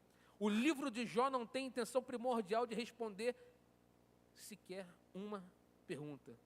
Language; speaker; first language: Portuguese; native; Portuguese